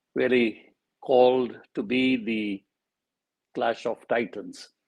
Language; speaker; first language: English; non-native, local second language; Punjabi